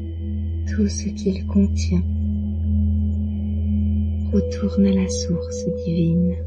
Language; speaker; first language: French; native; French